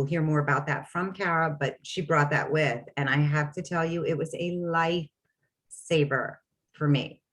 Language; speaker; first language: English; native; English